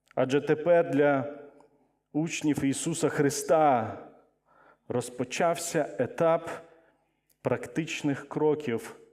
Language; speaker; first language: Ukrainian; non-native, local second language; Russian